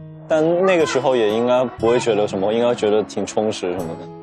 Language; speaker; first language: Chinese; native; Chinese